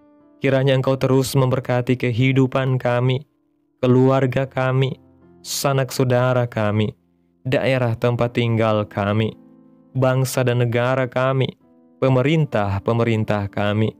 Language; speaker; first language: Indonesian; native; Indonesian